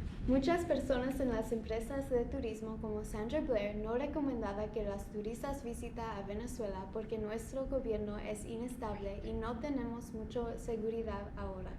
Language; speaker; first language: Spanish; non-native, learner; English